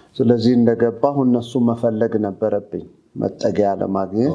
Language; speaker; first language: Amharic; native; Amharic